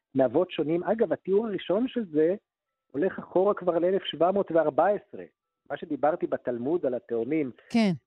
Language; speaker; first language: Hebrew; native; Hebrew